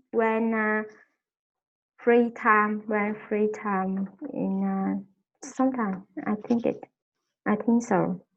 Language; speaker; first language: English; non-native, learner; Vietnamese